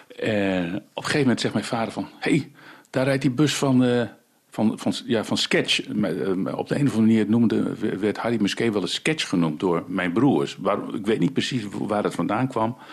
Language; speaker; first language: Dutch; early bilingual, other home language; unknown